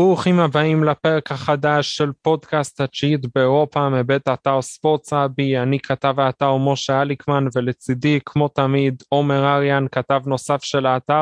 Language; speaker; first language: Hebrew; native; Hebrew